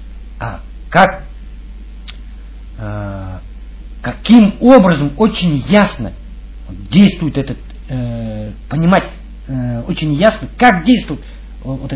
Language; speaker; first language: Russian; native; Russian